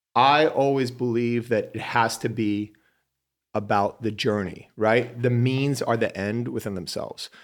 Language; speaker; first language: English; native; English